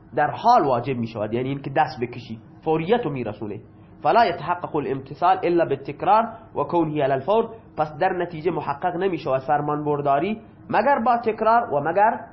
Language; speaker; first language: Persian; non-native, local second language; Baluchi